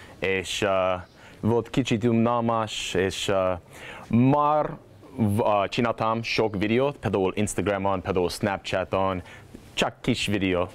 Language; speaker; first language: Hungarian; non-native, learner; English